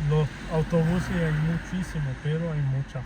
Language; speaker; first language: Spanish; non-native, fluent; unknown